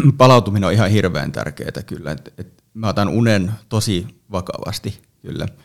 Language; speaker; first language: Finnish; native; Finnish